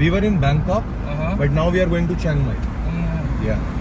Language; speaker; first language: English; non-native, local second language; Hindi